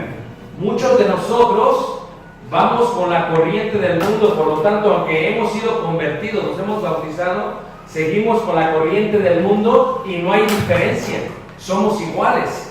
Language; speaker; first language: Spanish; early bilingual, heritage; Spanish